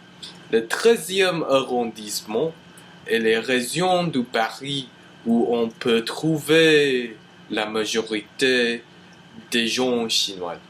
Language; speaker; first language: French; non-native, learner; English